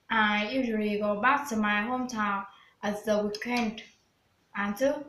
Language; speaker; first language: English; non-native, learner; Vietnamese